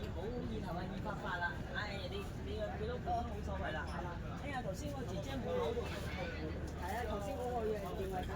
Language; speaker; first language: Cantonese; native; Cantonese